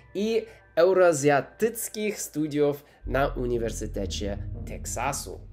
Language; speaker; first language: Polish; non-native, learner; English